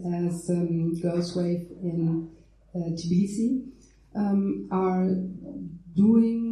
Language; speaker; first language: English; non-native, fluent; Ukrainian